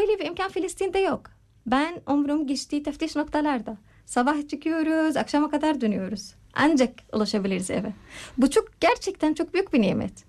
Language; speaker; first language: Turkish; non-native, learner; Arabic